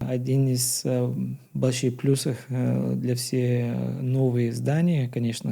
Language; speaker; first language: Russian; non-native, learner; Bulgarian